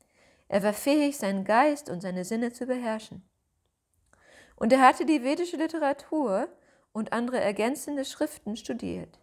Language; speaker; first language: German; native; German